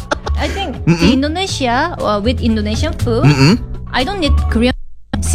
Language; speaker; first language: English; non-native, learner; Korean